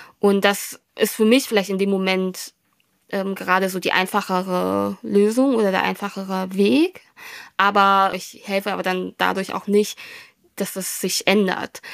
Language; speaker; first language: German; early bilingual, other home language; Vietnamese